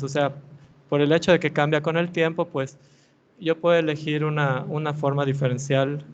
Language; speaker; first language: Spanish; native; Spanish